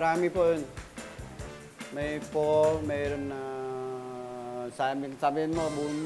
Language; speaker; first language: Filipino; non-native, learner; Vietnamese